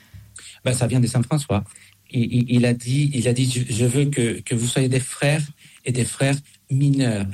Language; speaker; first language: French; non-native, fluent; Spanish